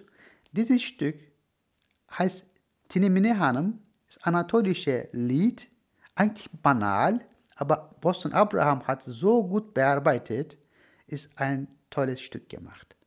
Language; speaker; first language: German; non-native, learner; Turkish